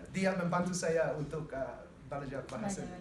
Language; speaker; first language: Indonesian; non-native, learner; English